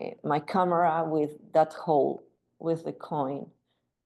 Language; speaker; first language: English; non-native, learner; Spanish